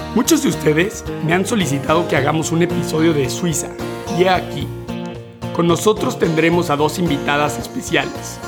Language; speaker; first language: Spanish; native; Spanish